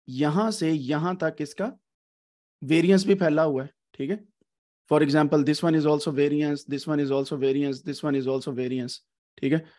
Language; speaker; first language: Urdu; non-native, local second language; Punjabi